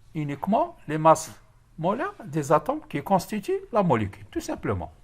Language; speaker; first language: French; non-native, local second language; Arabic